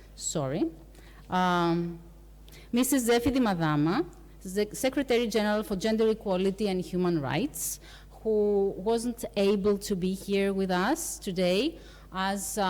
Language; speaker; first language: English; non-native, fluent; Greek